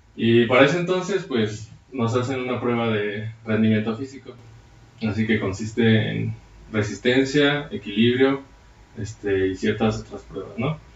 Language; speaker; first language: Spanish; native; Spanish